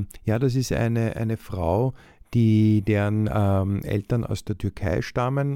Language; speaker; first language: German; native; German